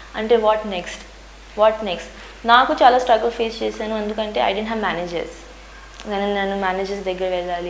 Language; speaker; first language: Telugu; non-native, learner; Hindi